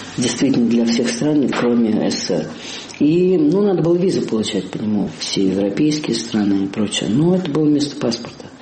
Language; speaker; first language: Russian; native; Russian